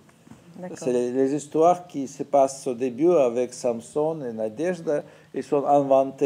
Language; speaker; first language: French; non-native, fluent; Russian